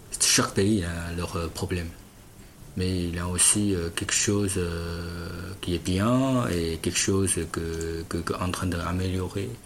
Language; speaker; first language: French; non-native, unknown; Chinese